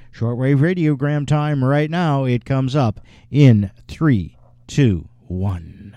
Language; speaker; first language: English; native; English